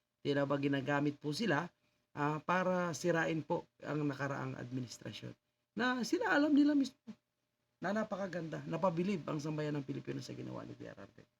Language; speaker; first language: Filipino; native; Filipino